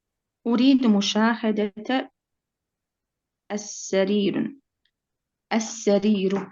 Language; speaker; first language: Arabic; non-native, learner; Bosnian